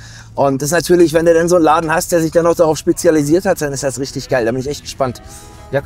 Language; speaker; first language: German; native; German